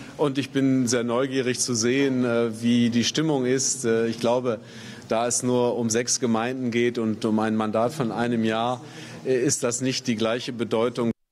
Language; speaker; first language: German; native; German